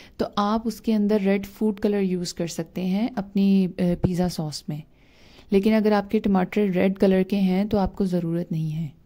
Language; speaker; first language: Hindi; native; Hindi